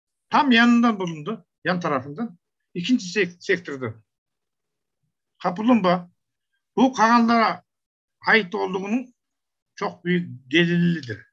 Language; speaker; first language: Turkish; non-native, learner; Kazakh